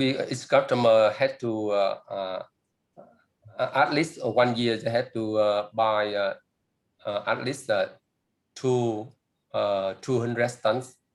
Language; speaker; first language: English; non-native, learner; Vietnamese